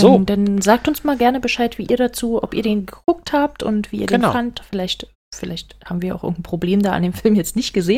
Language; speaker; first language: German; native; German